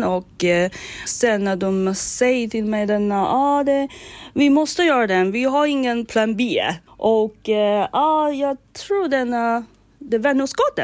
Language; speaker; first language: Swedish; non-native, learner; Chinese